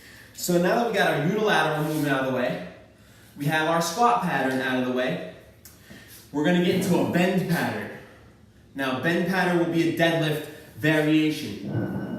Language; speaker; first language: English; native; English